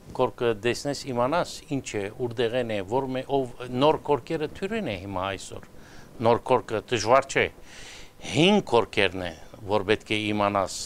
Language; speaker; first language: Armenian; early bilingual, heritage; Armenian